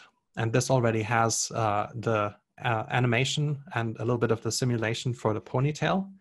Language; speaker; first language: English; non-native, fluent; German